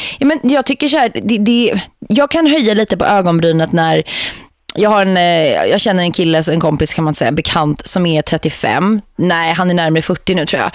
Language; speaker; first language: Swedish; native; Swedish